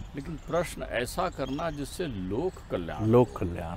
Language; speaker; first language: Hindi; native; Hindi